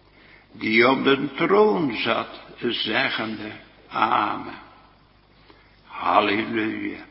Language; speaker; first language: Dutch; native; Dutch